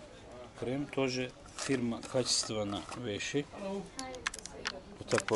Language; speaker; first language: Russian; non-native, learner; Turkish